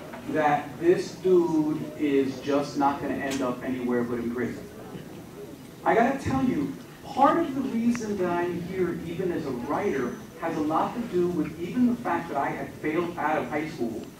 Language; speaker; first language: English; early bilingual, other home language; Spanish